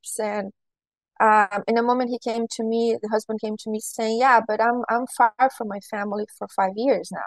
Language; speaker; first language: English; non-native, fluent; Portuguese